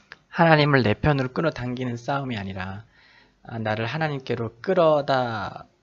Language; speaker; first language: Korean; native; Korean